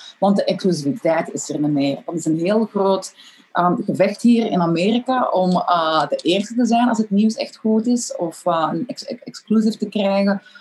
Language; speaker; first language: Dutch; native; Dutch